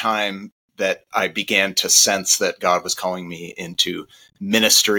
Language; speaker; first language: English; native; English